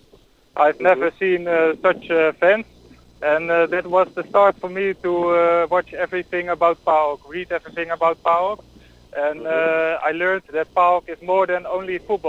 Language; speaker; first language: English; non-native, fluent; Dutch